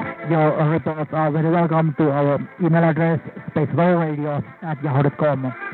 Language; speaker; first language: English; non-native, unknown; Finnish